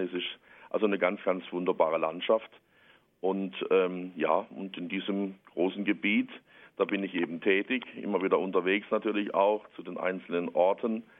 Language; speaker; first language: German; native; German